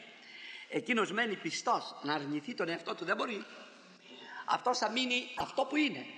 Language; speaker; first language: Greek; native; Greek